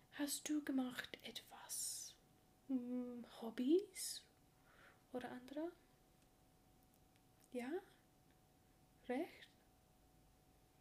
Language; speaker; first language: German; non-native, learner; English